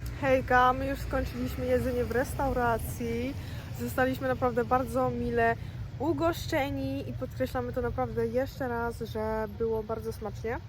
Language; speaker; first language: Polish; native; Polish